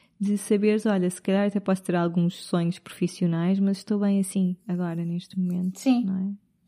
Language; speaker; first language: Portuguese; native; Portuguese